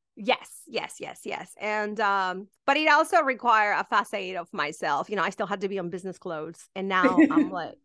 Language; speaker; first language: English; non-native, fluent; Spanish